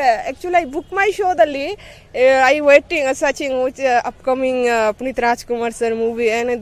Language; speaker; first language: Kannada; non-native, local second language; Bangla